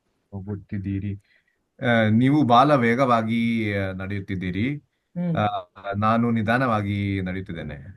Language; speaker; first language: Kannada; non-native, learner; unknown